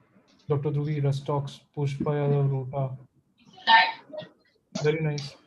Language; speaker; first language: English; non-native, local second language; Hindi